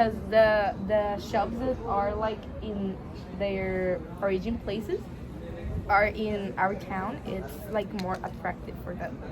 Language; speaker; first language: English; non-native, learner; Spanish